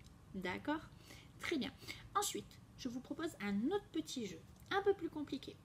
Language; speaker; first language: French; native; French